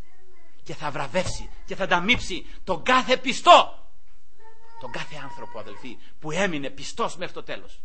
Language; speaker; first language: Greek; native; Greek